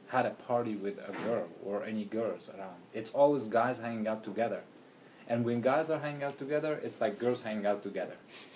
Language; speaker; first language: English; non-native, fluent; Persian